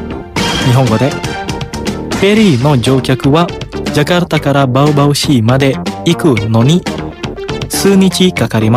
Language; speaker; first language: Japanese; non-native, fluent; Indonesian